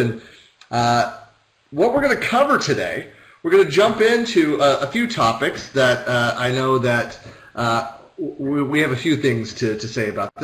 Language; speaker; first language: English; native; English